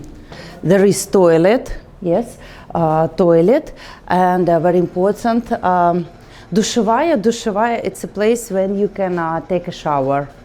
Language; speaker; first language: English; non-native, learner; Russian